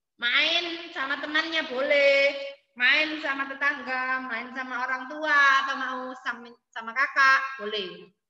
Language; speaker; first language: Indonesian; native; Indonesian